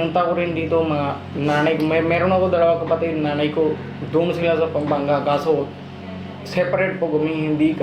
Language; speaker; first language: Filipino; non-native, learner; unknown